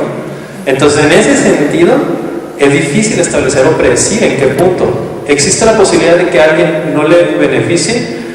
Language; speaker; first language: Spanish; native; Spanish